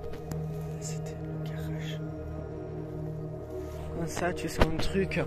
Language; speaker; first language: French; native; French